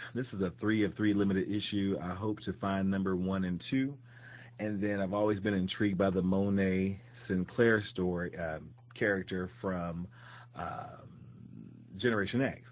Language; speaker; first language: English; native; English